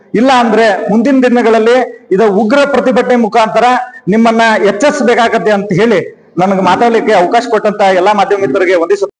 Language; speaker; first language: Kannada; non-native, local second language; Lambadi